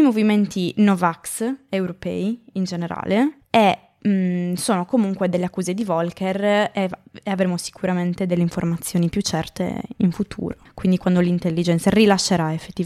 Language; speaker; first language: Italian; native; Italian